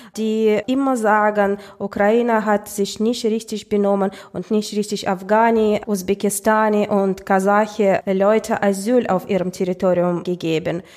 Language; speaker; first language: German; non-native, fluent; Russian